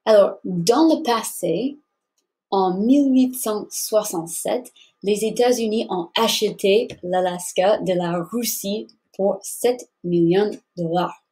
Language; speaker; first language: French; non-native, fluent; English